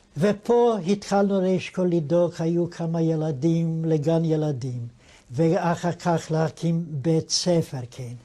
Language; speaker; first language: Hebrew; non-native, fluent; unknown